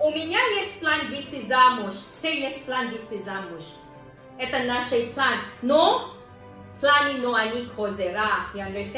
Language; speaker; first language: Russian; non-native, learner; Filipino